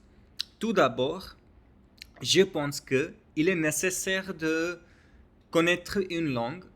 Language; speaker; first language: French; non-native, learner; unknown